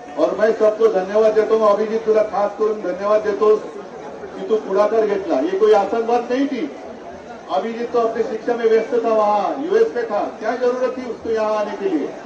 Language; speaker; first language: Hindi; non-native, local second language; Marathi